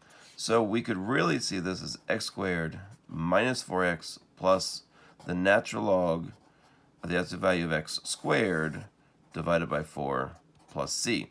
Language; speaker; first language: English; native; English